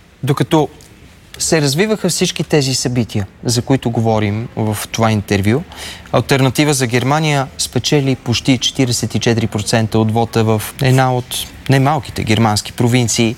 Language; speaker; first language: Bulgarian; native; Bulgarian